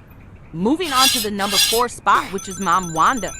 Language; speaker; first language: English; native; English